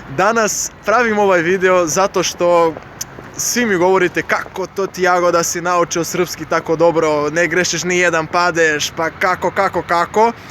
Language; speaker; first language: Serbian; non-native, fluent; Portuguese